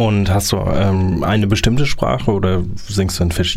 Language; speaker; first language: German; native; German